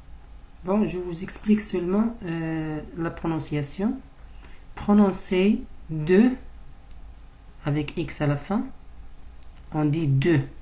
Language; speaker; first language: French; non-native, local second language; Arabic